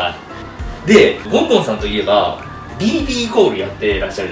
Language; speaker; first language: Japanese; native; Japanese